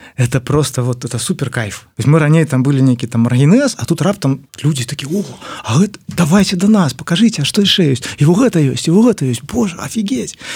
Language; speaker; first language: Belarusian; non-native, local second language; Russian